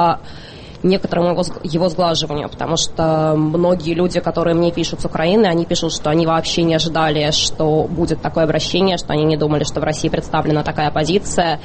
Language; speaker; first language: Russian; native; Russian